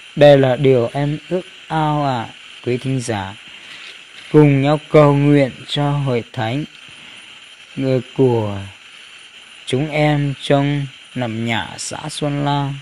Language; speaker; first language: Vietnamese; non-native, local second language; Hmong